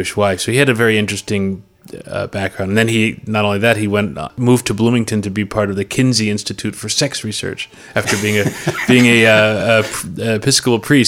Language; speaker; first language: English; native; English